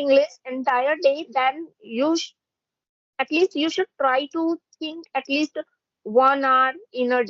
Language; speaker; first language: English; non-native, fluent; Hindi